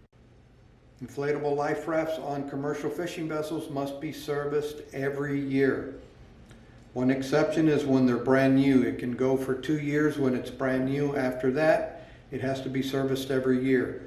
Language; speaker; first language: English; native; English